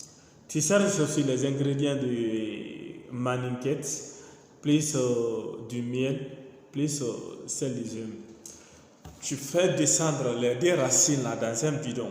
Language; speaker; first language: French; non-native, local second language; Mandingo